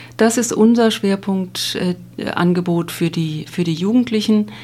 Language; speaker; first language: German; native; German